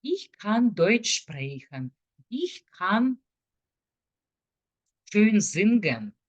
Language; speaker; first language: German; non-native, fluent; Lithuanian